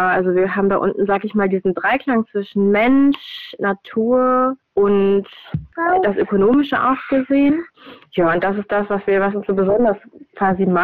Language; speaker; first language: German; native; German